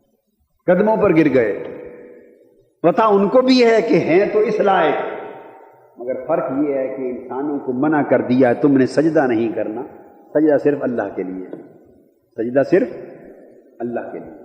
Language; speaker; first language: Urdu; native; Urdu